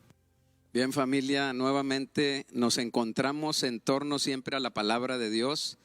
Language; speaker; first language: Spanish; native; Spanish